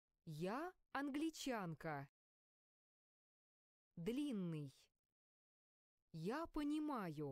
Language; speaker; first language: Russian; non-native, learner; English